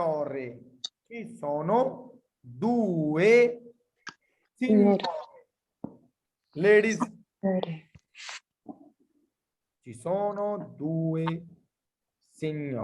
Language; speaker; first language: Italian; non-native, fluent; Punjabi